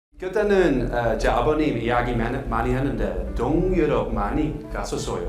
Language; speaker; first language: Korean; non-native, learner; Dutch